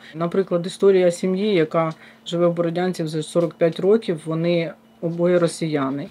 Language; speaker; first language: Ukrainian; native; Ukrainian